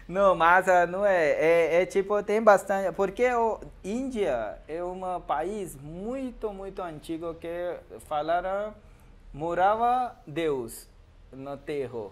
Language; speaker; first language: Portuguese; non-native, learner; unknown